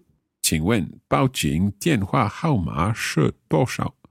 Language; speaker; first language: Chinese; non-native, learner; English